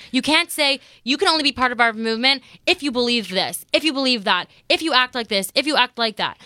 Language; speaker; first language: English; native; English